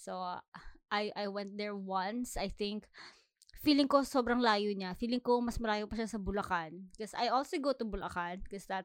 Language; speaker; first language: English; non-native, local second language; Filipino